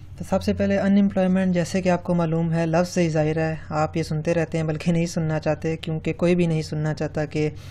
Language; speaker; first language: Urdu; non-native, local second language; Punjabi